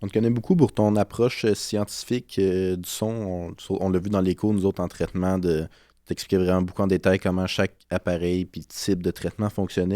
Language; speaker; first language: French; native; French